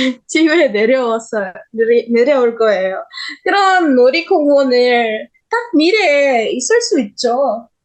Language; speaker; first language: Korean; non-native, learner; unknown